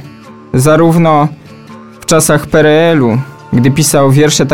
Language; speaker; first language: Polish; native; Polish